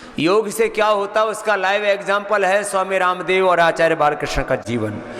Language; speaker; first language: Hindi; native; Hindi